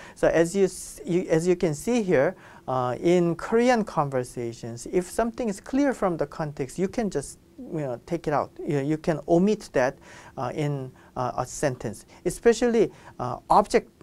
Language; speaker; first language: English; non-native, fluent; Korean